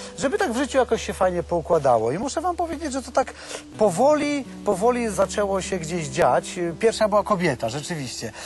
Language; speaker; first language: Polish; native; Polish